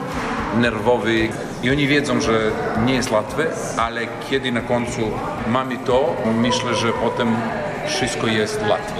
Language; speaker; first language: Polish; non-native, learner; Serbian